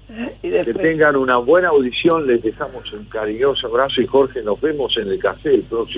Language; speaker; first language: Spanish; native; Spanish